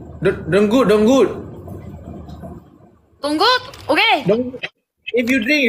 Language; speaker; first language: English; non-native, learner; Malay